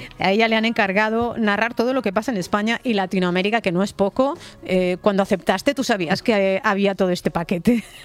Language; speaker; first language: Spanish; native; Spanish